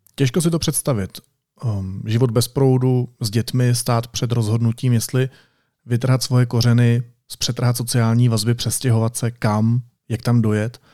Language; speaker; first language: Czech; native; Czech